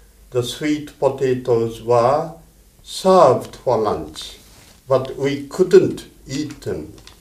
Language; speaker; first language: English; non-native, fluent; Japanese